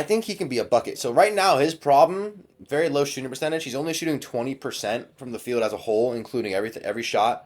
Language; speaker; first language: English; native; English